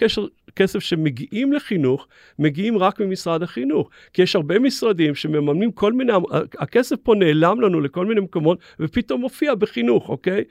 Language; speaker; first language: Hebrew; native; Hebrew